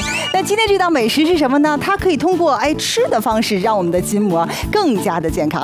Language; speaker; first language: Chinese; native; Chinese